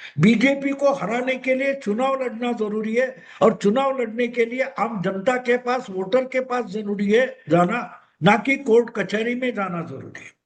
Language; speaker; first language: Hindi; non-native, local second language; Marathi